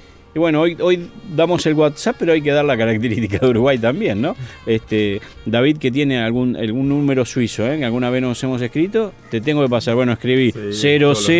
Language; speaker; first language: Spanish; native; Spanish